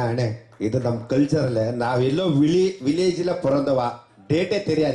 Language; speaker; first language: Tamil; non-native, learner; Kannada